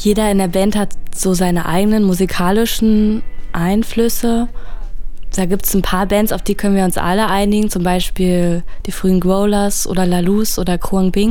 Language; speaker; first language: German; native; German